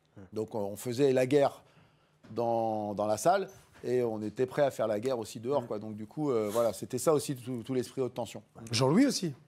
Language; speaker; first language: French; native; French